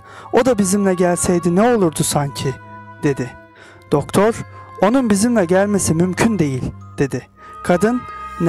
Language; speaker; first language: Turkish; native; Turkish